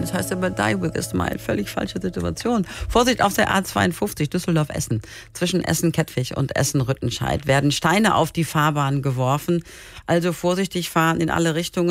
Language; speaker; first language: German; native; German